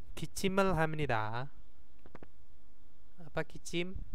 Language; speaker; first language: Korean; non-native, fluent; Indonesian